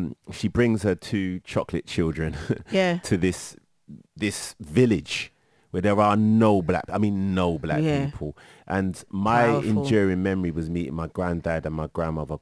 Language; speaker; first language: English; native; English